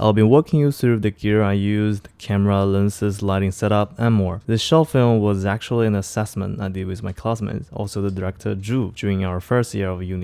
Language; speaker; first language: English; non-native, fluent; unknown